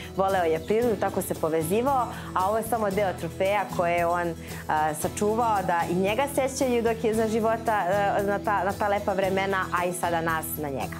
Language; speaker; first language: Serbian; native; Serbian